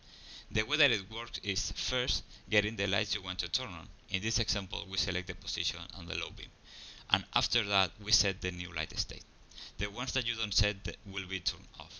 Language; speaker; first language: English; non-native, fluent; Spanish